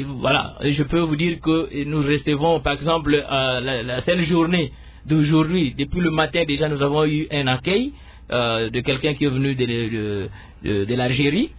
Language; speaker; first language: French; non-native, local second language; Lingala